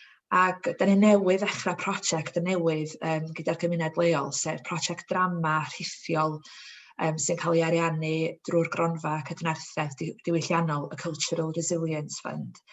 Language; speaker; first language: Welsh; native; Welsh